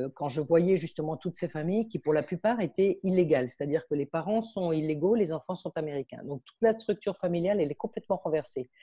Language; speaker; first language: French; early bilingual, heritage; Spanish